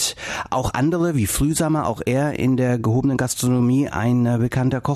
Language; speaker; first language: German; native; German